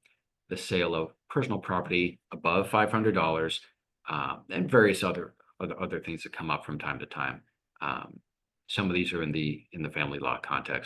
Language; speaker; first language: English; native; English